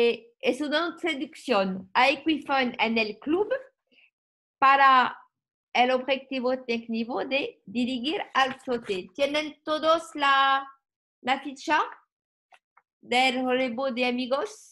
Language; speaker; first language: Spanish; non-native, learner; French